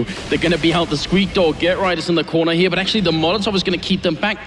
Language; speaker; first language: English; non-native, fluent; Swedish